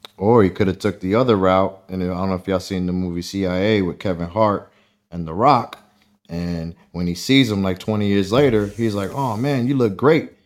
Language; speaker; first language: English; early bilingual, other home language; Spanish